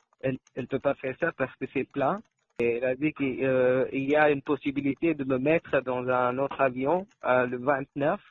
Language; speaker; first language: French; non-native, learner; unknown